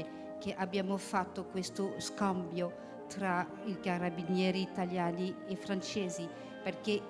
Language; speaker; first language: Italian; early bilingual, heritage; French